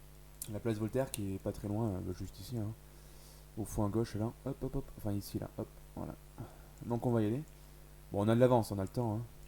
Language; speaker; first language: French; native; French